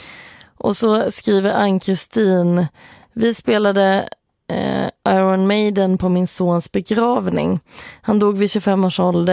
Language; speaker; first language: Swedish; native; Swedish